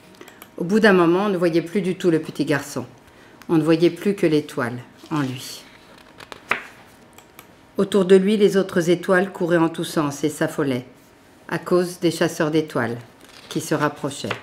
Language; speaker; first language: French; native; French